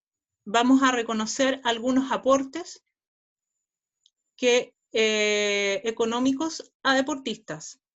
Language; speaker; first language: Spanish; native; Spanish